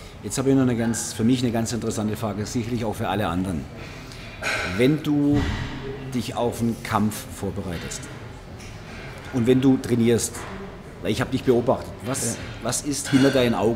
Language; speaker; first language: German; native; German